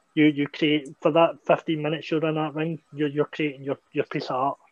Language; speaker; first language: English; native; English